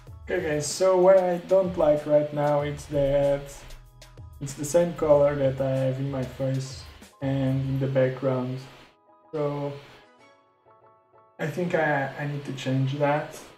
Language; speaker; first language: English; non-native, fluent; Portuguese